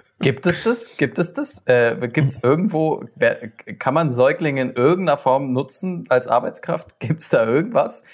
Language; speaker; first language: German; early bilingual, other home language; Turkish